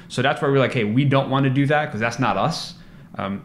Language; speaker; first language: English; native; English